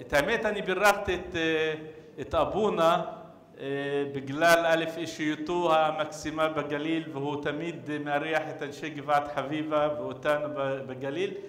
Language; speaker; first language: Hebrew; non-native, local second language; Arabic